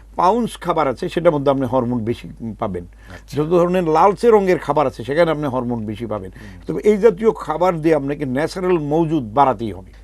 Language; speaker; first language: Bangla; native; Bangla